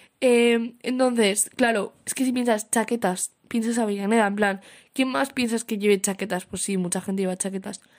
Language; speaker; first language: Spanish; native; Spanish